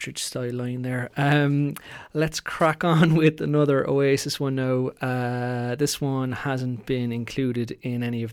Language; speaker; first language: English; native; English